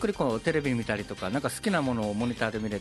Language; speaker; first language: Japanese; native; Japanese